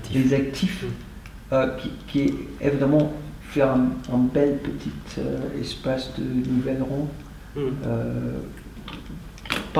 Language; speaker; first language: French; non-native, fluent; English